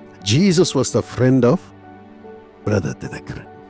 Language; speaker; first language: English; non-native, local second language; Tamil